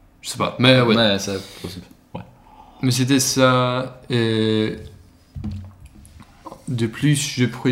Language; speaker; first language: French; non-native, learner; Swedish